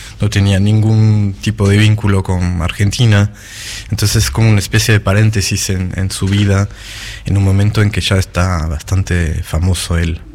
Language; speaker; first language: Spanish; non-native, fluent; French